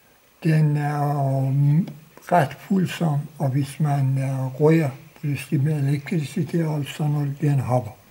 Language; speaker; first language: Danish; non-native, local second language; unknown